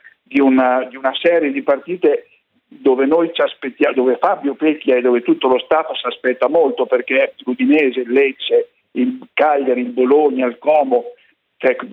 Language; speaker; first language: Italian; native; Italian